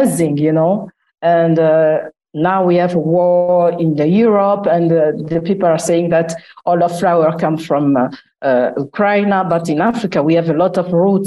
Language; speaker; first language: English; non-native, learner; Lingala